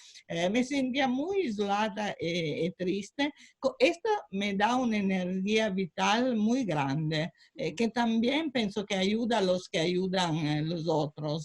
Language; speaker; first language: Spanish; non-native, fluent; Italian